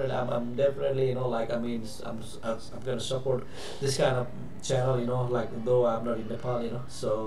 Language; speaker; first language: English; non-native, fluent; Nepali